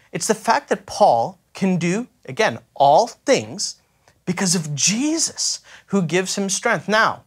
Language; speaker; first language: English; native; English